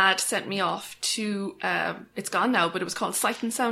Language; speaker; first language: English; native; English